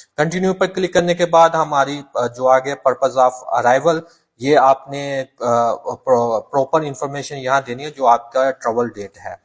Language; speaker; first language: Urdu; non-native, local second language; Punjabi